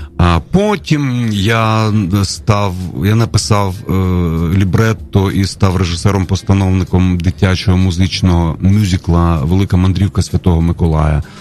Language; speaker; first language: Ukrainian; non-native, local second language; Russian